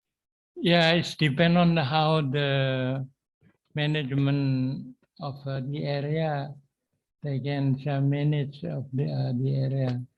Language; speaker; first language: English; non-native, learner; Indonesian